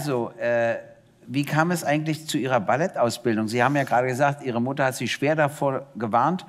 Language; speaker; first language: German; native; German